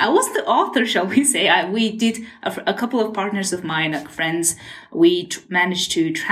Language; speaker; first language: English; non-native, fluent; Mongolian